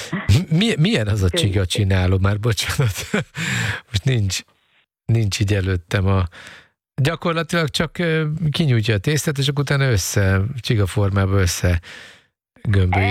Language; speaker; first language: Hungarian; native; Hungarian